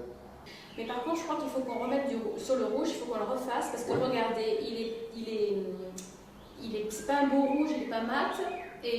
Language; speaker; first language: French; native; French